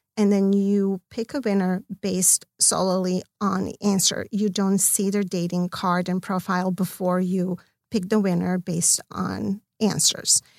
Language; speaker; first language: English; non-native, fluent; Serbian